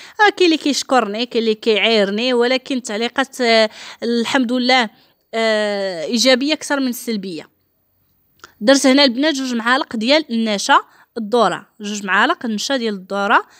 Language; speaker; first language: Arabic; native; Arabic